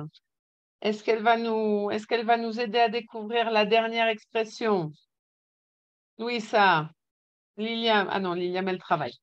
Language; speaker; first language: French; native; French